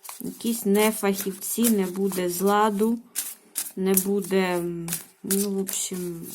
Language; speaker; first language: Ukrainian; native; Ukrainian